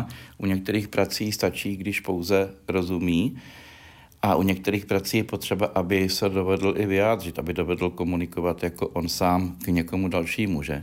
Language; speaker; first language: Czech; native; Czech